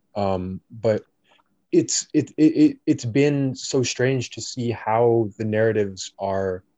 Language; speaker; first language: English; native; English